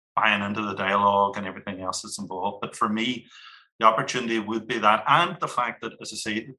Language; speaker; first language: English; native; English